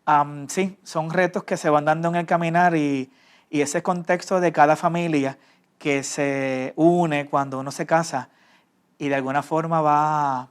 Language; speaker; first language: Spanish; native; Spanish